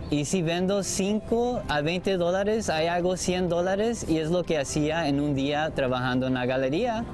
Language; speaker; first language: Spanish; early bilingual, heritage; Spanish